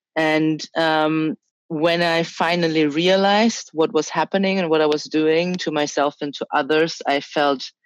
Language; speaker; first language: English; early bilingual, other home language; Chinese